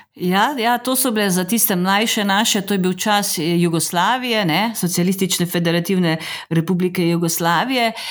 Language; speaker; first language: Slovenian; native; Slovenian